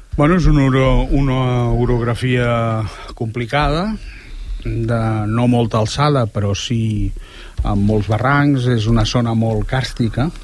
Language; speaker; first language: Catalan; native; Catalan